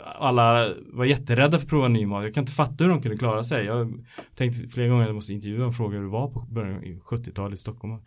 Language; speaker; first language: Swedish; native; Swedish